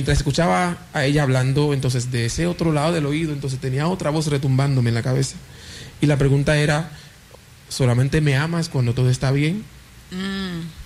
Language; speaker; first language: Spanish; non-native, fluent; Haitian Creole